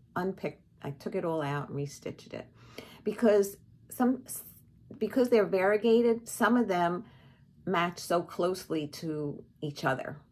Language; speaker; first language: English; native; English